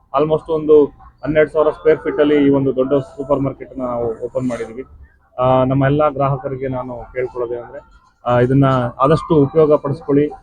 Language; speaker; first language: Kannada; native; Kannada